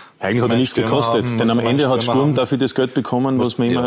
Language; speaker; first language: German; native; German